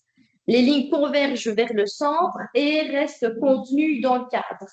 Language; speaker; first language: French; native; French